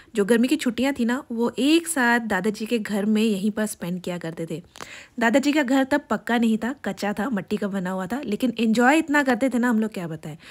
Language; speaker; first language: Hindi; non-native, local second language; Bangla